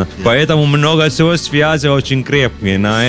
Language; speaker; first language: Russian; non-native, learner; Italian